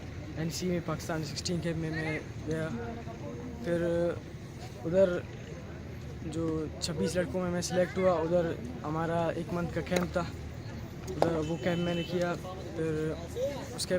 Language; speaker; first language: Hindi; non-native, local second language; Baluchi